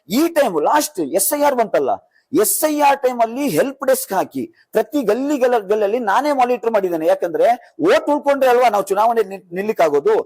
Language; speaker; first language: Kannada; non-native, local second language; Urdu